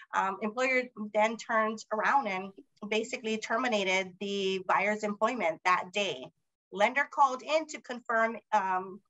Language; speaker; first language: English; native; English